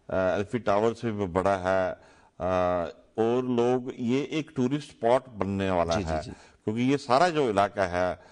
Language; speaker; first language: Urdu; non-native, local second language; Dogri